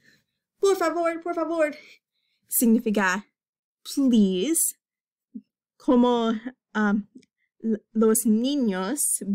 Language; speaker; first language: Spanish; non-native, fluent; English